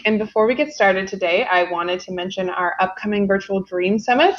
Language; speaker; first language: English; native; English